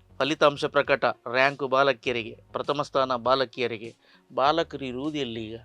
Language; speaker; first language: Kannada; native; Kannada